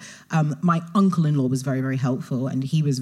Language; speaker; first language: English; native; English